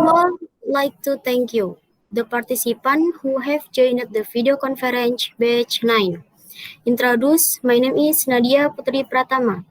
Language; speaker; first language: English; non-native, learner; Indonesian